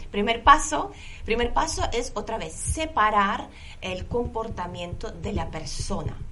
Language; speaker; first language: Spanish; non-native, fluent; Lithuanian